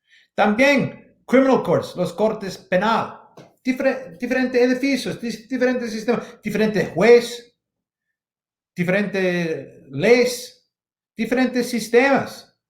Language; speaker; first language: Spanish; non-native, learner; English